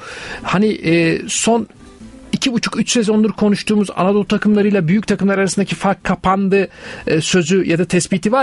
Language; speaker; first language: Turkish; native; Turkish